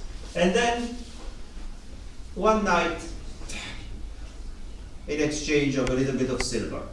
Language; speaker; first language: English; non-native, fluent; Italian